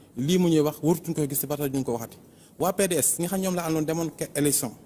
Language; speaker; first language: Wolof; native; Wolof